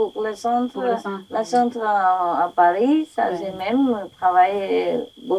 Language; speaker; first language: French; non-native, learner; Vietnamese